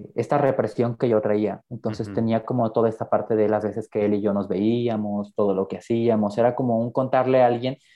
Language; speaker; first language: Spanish; native; Spanish